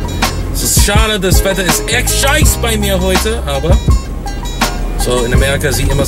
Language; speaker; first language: German; non-native, learner; English